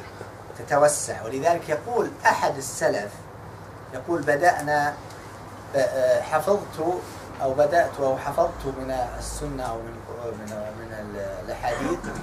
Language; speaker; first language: Arabic; native; Arabic